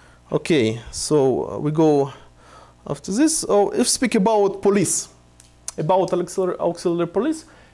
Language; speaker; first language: English; non-native, fluent; Ukrainian